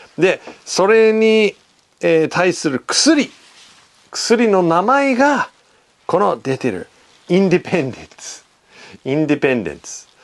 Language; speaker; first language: Japanese; non-native, fluent; English